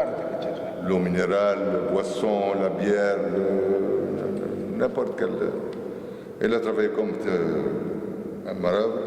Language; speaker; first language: French; non-native, learner; Arabic